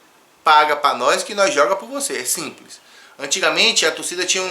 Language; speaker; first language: Portuguese; native; Portuguese